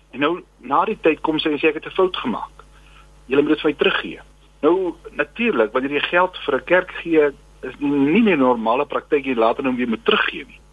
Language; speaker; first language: Afrikaans; native; Afrikaans